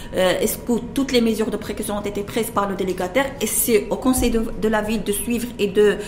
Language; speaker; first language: French; non-native, local second language; Arabic